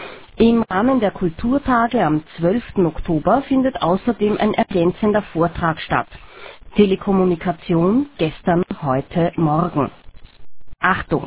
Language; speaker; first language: German; native; German